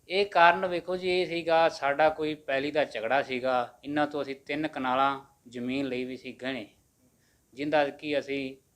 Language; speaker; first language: Punjabi; native; Punjabi